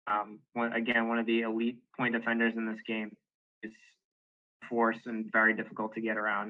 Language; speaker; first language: English; native; English